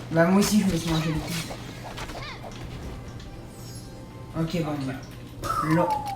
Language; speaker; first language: French; native; French